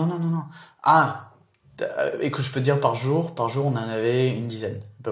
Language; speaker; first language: French; native; French